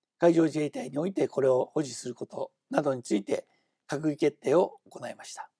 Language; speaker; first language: Japanese; native; Japanese